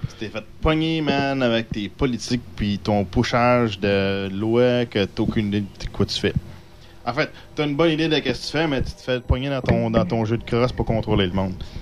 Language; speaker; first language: French; native; French